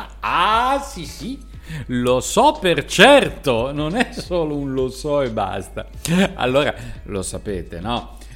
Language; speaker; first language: Italian; native; Italian